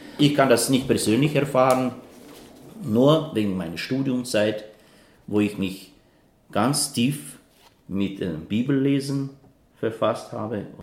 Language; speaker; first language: German; non-native, fluent; Russian